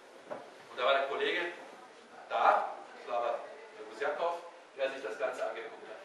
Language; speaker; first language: German; native; German